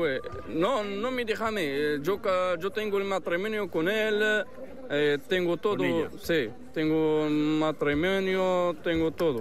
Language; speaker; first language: Spanish; non-native, learner; Arabic